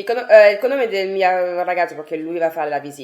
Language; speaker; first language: Italian; non-native, learner; French